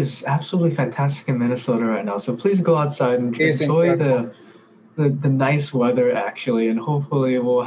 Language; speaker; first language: English; early bilingual, other home language; Korean